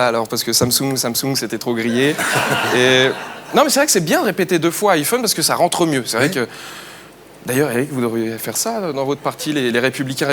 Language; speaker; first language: French; native; French